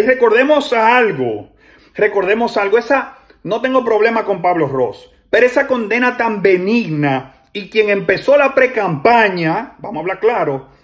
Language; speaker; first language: Spanish; native; Spanish